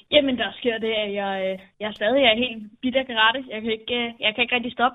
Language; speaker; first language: Danish; native; Danish